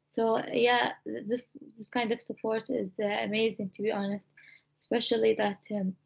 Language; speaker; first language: English; non-native, fluent; Arabic